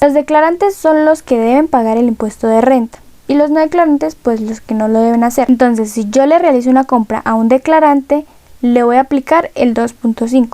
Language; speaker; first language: Spanish; native; Spanish